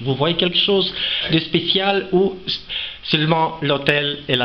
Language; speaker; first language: French; non-native, fluent; Romanian